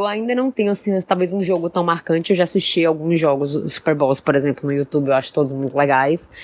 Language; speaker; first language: Portuguese; native; Portuguese